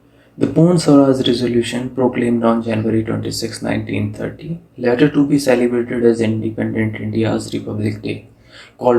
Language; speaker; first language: English; non-native, local second language; Hindi